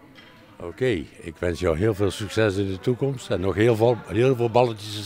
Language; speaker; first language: Dutch; native; Dutch